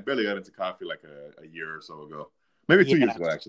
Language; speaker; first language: English; native; English